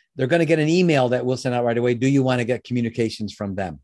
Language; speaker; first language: English; native; English